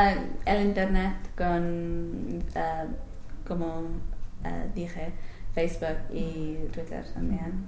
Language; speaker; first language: Spanish; non-native, learner; English